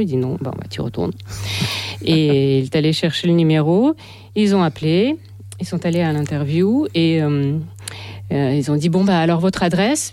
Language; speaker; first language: French; non-native, fluent; Russian